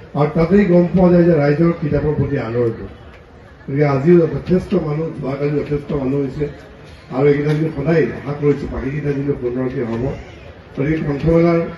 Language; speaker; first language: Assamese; native; Assamese